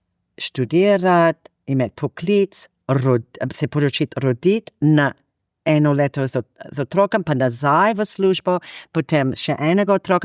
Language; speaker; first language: Slovenian; non-native, fluent; English